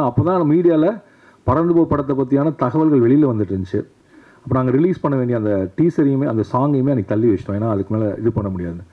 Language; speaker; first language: Tamil; native; Tamil